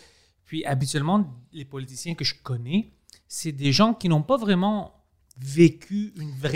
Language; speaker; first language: French; non-native, local second language; English